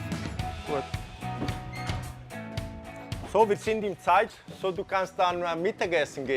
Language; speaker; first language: German; non-native, fluent; Italian